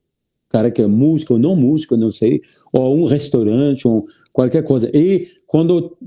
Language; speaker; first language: Portuguese; non-native, learner; French